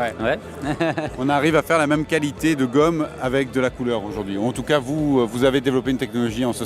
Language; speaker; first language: French; native; French